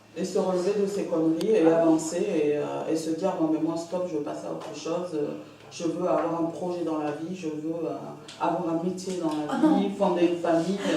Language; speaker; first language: French; early bilingual, other home language; Arabic